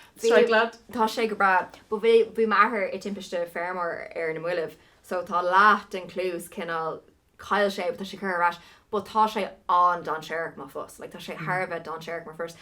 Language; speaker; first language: Irish; non-native, local second language; English